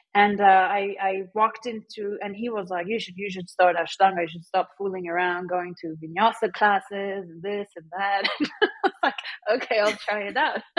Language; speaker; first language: English; early bilingual, other home language; Persian